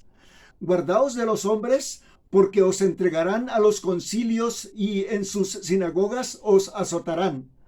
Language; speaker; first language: Spanish; native; Spanish